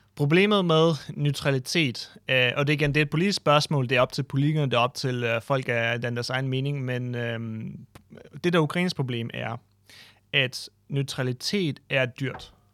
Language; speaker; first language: Danish; non-native, fluent; Ukrainian